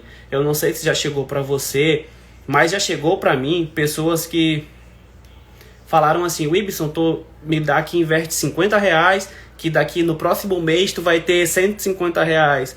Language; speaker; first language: Portuguese; native; Portuguese